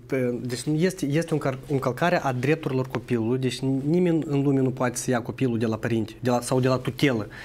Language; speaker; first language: Romanian; native; Romanian